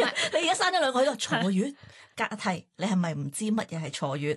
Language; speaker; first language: Cantonese; native; Cantonese